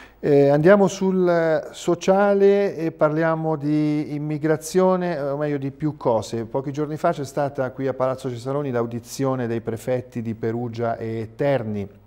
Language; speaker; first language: Italian; native; Italian